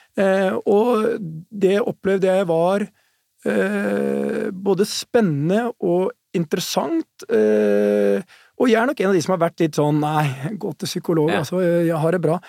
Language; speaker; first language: Norwegian; native; Norwegian